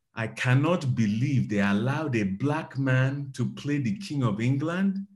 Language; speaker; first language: English; native; English